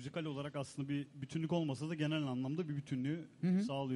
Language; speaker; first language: Turkish; native; Turkish